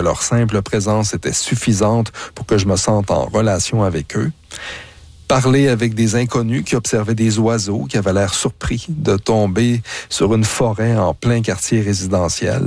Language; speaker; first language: French; native; French